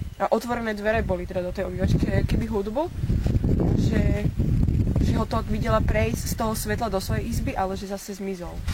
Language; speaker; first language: Slovak; native; Slovak